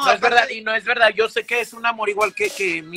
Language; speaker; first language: Spanish; native; Spanish